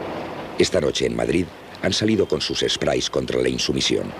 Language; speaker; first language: Spanish; native; Spanish